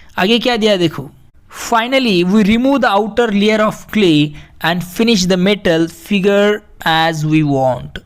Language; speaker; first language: Hindi; native; Hindi